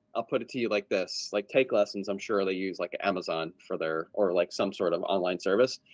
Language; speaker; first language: English; native; English